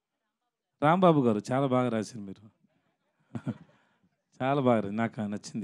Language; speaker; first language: Telugu; non-native, learner; Tamil